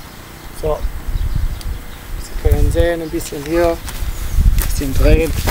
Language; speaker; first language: German; non-native, learner; Italian